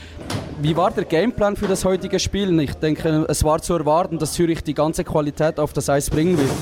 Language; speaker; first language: German; native; German